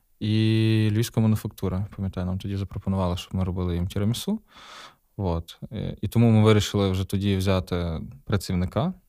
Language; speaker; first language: Ukrainian; native; Ukrainian